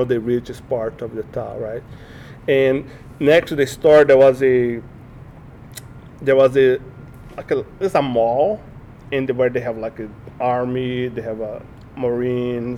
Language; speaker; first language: English; non-native, learner; Portuguese